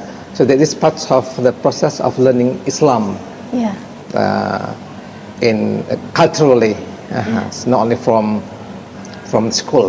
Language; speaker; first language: English; non-native, fluent; Indonesian